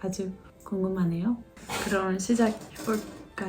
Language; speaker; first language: Korean; non-native, learner; Dutch